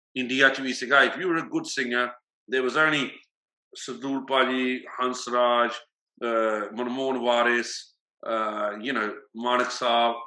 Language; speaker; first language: English; early bilingual, other home language; Punjabi